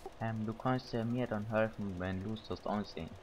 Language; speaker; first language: German; native; German